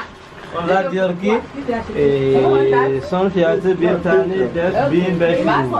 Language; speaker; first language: Turkish; non-native, learner; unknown